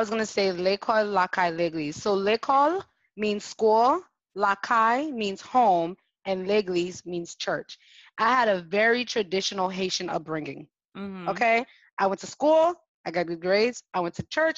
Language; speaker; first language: English; early bilingual, other home language; French